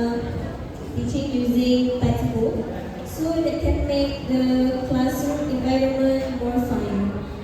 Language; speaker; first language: English; non-native, learner; Malay